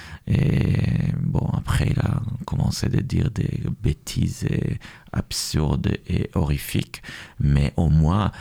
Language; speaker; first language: French; non-native, fluent; Hebrew